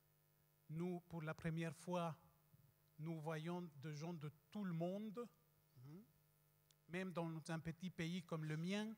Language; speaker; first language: French; non-native, fluent; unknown